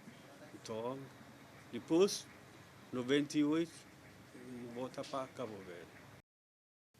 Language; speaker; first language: Portuguese; non-native, learner; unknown